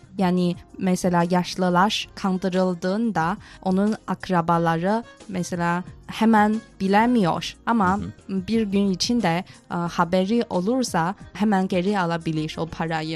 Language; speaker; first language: Turkish; non-native, fluent; Chinese